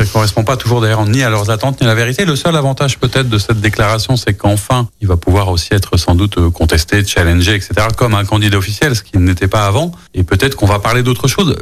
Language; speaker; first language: French; native; French